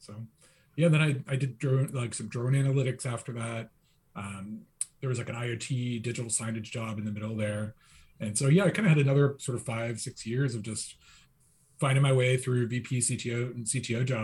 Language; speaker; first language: English; native; English